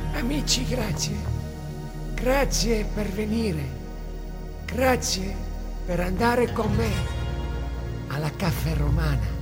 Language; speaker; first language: Italian; non-native, learner; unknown